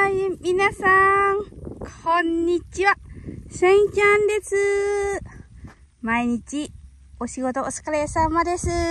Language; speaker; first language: Japanese; non-native, learner; Lao